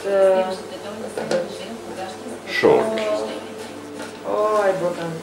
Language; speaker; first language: English; non-native, learner; Bulgarian